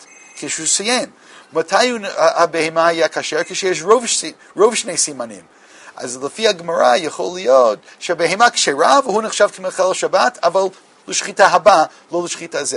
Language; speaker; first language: Hebrew; non-native, fluent; English